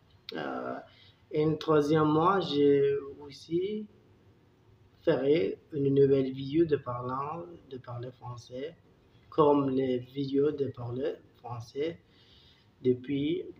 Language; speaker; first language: French; non-native, learner; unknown